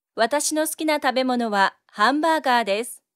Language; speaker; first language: Japanese; native; Japanese